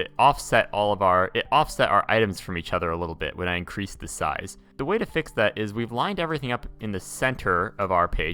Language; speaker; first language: English; native; English